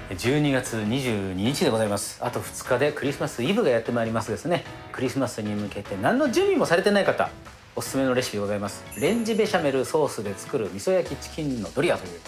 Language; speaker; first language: Japanese; native; Japanese